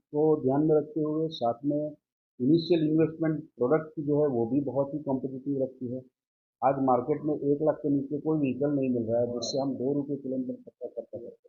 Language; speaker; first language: Hindi; non-native, local second language; Gujarati